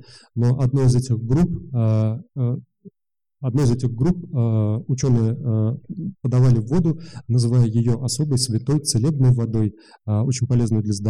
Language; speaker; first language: Russian; native; Russian